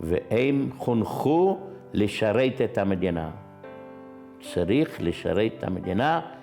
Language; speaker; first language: Hebrew; non-native, fluent; Yiddish